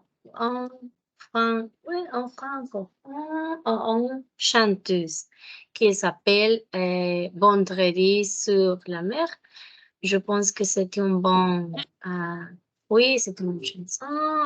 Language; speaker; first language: French; non-native, learner; Spanish